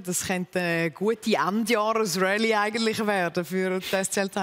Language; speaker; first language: German; native; German